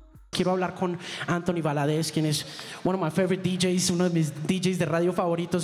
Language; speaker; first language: Spanish; native; Spanish